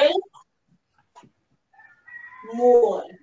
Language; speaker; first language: Spanish; non-native, fluent; English